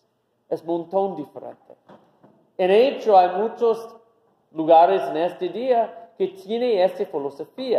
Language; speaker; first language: Spanish; non-native, fluent; English